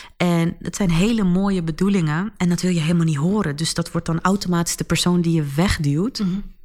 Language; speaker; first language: Dutch; early bilingual, other home language; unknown